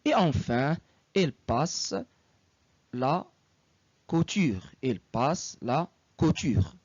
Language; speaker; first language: French; non-native, local second language; Arabic